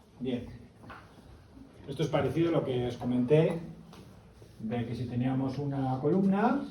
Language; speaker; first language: Spanish; native; Spanish